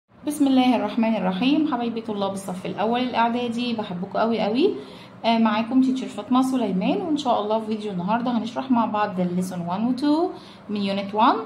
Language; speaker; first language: Arabic; native; Arabic